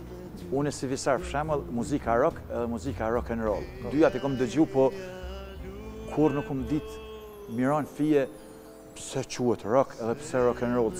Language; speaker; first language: Albanian; native; Albanian